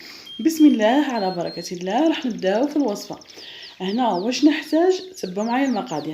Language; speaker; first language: Arabic; native; Arabic